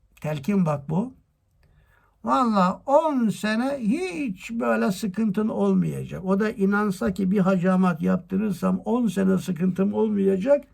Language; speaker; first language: Turkish; native; Turkish